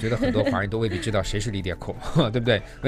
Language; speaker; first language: Chinese; native; Chinese